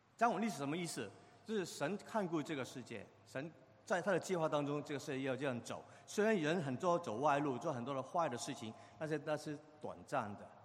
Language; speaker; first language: Chinese; non-native, local second language; Cantonese